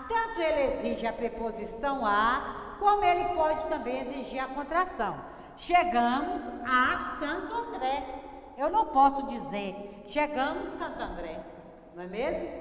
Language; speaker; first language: Portuguese; native; Portuguese